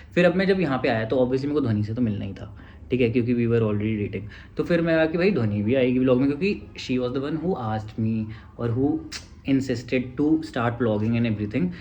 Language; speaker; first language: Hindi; native; Hindi